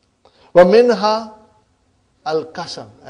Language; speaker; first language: Arabic; non-native, fluent; English